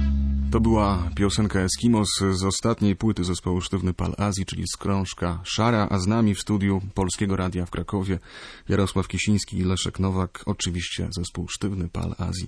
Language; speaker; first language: Polish; native; Polish